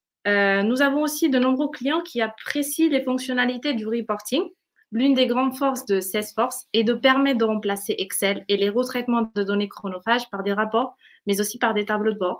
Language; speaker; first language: French; native; French